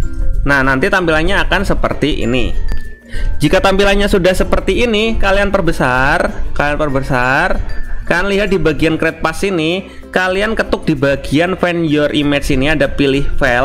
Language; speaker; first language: Indonesian; native; Indonesian